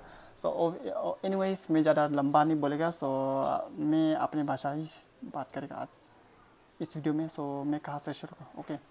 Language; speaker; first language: Hindi; non-native, local second language; Khasi